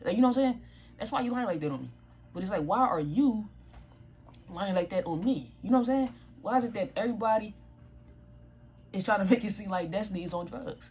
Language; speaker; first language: English; native; English